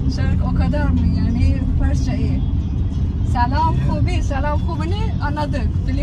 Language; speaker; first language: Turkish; non-native, learner; Persian